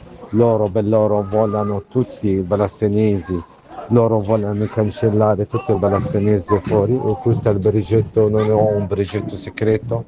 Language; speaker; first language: Italian; non-native, learner; Arabic